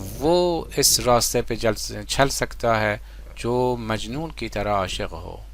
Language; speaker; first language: Urdu; non-native, fluent; Persian